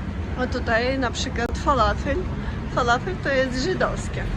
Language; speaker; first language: Polish; non-native, fluent; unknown